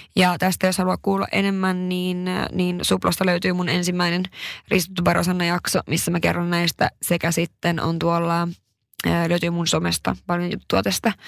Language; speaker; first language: Finnish; early bilingual, heritage; Finnish